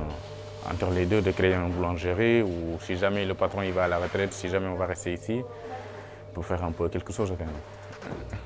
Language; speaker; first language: French; non-native, local second language; Wolof